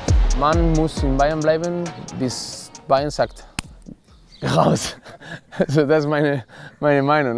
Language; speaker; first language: German; non-native, learner; Spanish